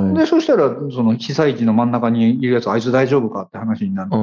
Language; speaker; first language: Japanese; native; Japanese